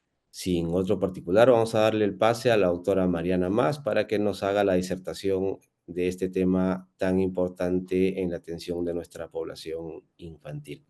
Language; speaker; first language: Spanish; native; Spanish